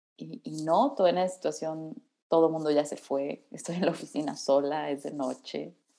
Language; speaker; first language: Spanish; native; Spanish